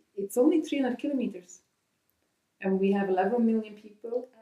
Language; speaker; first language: English; non-native, fluent; Dutch